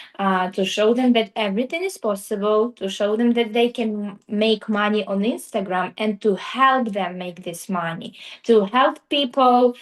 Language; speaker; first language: English; non-native, fluent; Russian